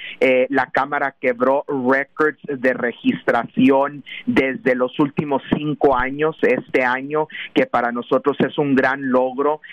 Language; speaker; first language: Spanish; early bilingual, heritage; Spanish